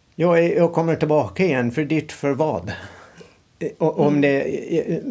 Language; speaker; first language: Swedish; non-native, fluent; English